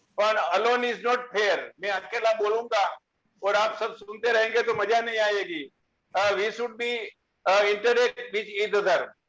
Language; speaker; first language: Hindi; non-native, local second language; Gujarati